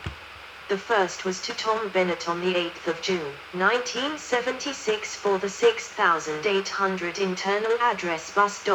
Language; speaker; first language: English; non-native, learner; Danish